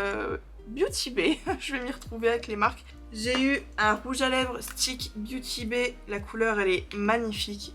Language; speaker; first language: French; native; French